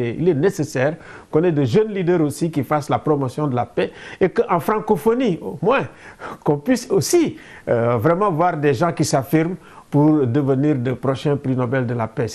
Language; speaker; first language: French; non-native, local second language; Wolof